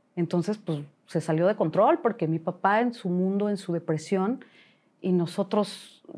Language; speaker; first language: Spanish; native; Spanish